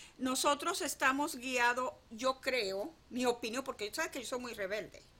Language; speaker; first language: Spanish; native; Spanish